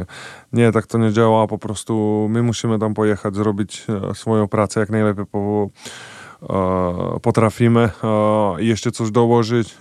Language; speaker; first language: Polish; non-native, fluent; Czech